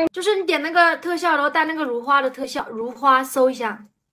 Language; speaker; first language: Chinese; native; Chinese